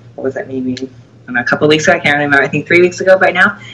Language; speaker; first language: English; native; English